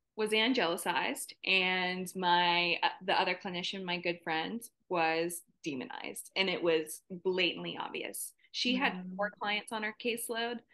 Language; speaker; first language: English; native; English